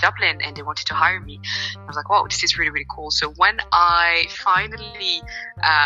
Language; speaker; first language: English; non-native, fluent; French